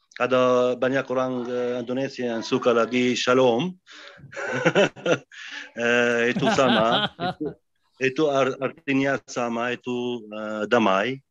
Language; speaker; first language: Indonesian; non-native, fluent; Arabic